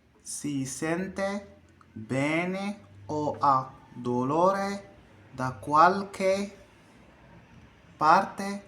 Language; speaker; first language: Italian; non-native, fluent; Arabic